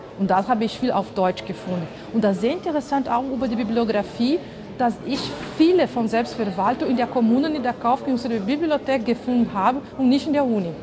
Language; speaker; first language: German; non-native, fluent; Portuguese